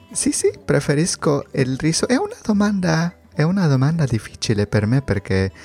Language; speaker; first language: Italian; non-native, learner; Spanish